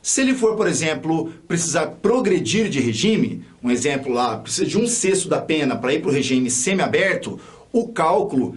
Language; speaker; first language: Portuguese; native; Portuguese